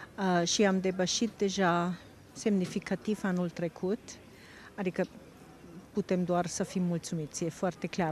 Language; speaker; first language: Romanian; non-native, fluent; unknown